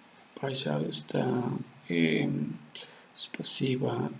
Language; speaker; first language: Russian; non-native, learner; Spanish